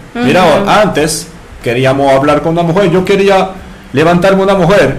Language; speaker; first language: Spanish; non-native, fluent; French